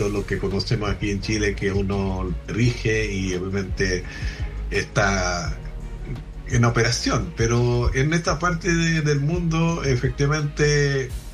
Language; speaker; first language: Spanish; non-native, fluent; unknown